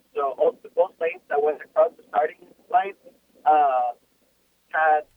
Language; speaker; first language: English; non-native, fluent; Spanish